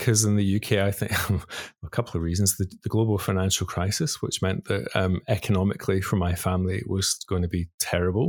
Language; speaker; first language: English; native; English